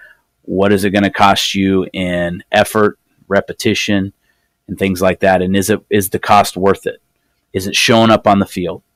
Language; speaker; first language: English; native; English